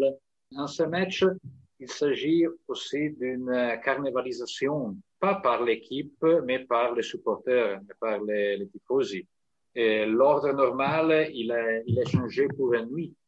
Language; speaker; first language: French; non-native, fluent; Italian